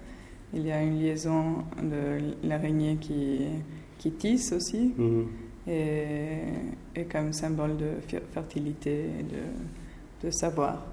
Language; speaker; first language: French; non-native, fluent; Spanish